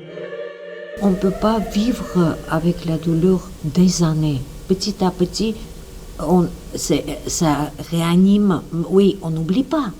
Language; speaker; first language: French; non-native, learner; Armenian